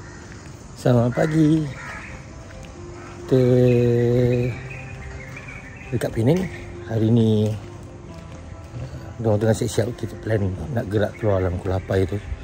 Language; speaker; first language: Malay; native; Malay